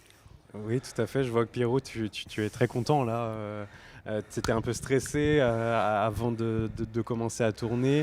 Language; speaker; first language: French; native; French